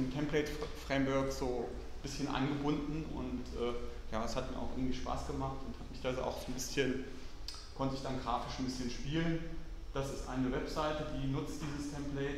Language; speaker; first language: German; native; German